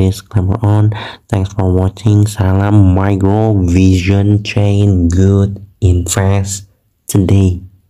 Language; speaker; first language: English; non-native, learner; Indonesian